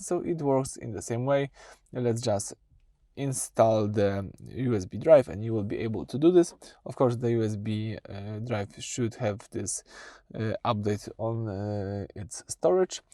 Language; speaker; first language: English; non-native, fluent; Polish